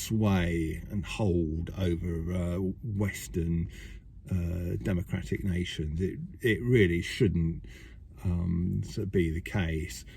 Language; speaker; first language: English; native; English